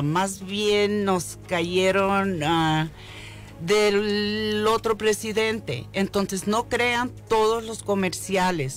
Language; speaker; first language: Spanish; early bilingual, heritage; Spanish